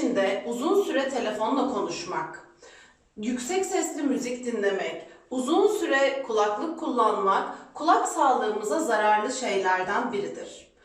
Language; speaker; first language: Turkish; native; Turkish